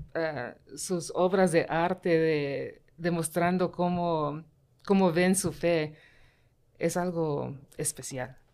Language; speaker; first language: Spanish; early bilingual, heritage; Spanish